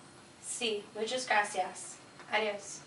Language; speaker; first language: Spanish; non-native, learner; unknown